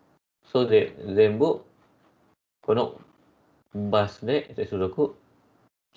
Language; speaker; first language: Japanese; non-native, fluent; Malay